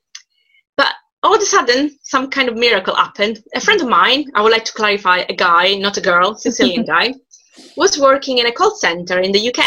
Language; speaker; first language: English; non-native, fluent; Italian